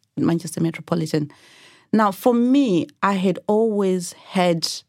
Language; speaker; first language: English; non-native, local second language; Shona